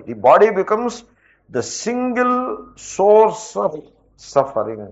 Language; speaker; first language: English; non-native, local second language; Telugu